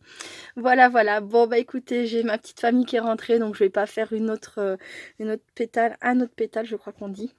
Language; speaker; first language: French; native; French